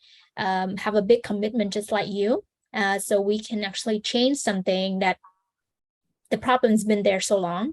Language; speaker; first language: English; non-native, fluent; Vietnamese